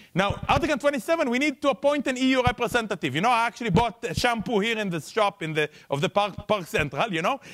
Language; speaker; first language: English; non-native, fluent; Hebrew